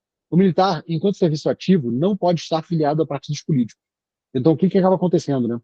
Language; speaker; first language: Portuguese; native; Portuguese